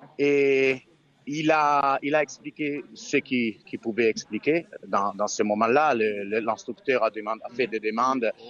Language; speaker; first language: French; non-native, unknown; Italian